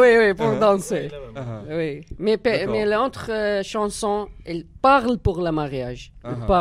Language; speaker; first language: French; non-native, learner; Arabic